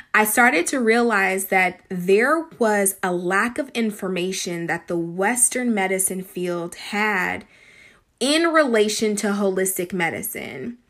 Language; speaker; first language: English; native; English